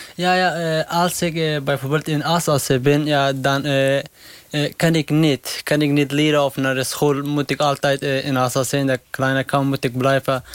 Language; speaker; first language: Dutch; non-native, learner; Persian